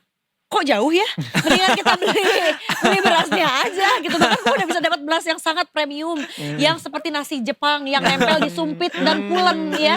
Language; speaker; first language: Indonesian; native; Indonesian